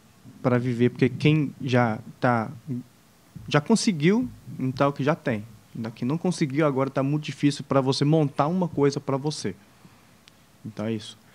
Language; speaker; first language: Portuguese; non-native, fluent; Chinese